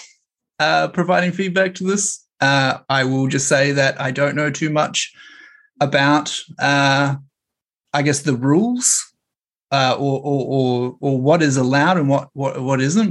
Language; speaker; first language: English; native; English